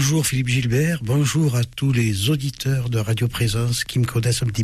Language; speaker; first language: French; early bilingual, other home language; German